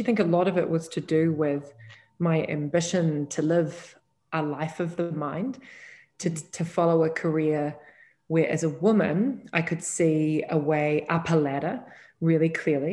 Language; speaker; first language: English; native; English